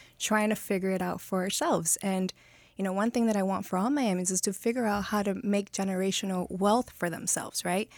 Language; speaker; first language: English; early bilingual, other home language; Spanish